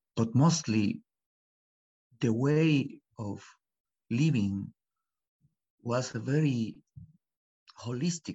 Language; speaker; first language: English; non-native, fluent; Spanish